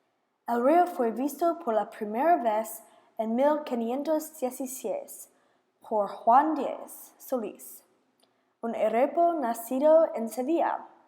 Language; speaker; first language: Spanish; non-native, learner; English